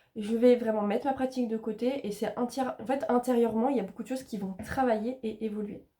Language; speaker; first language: French; native; French